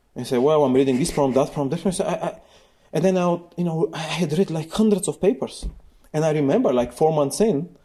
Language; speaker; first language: English; non-native, fluent; Bulgarian